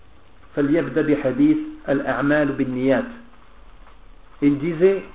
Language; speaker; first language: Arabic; non-native, fluent; French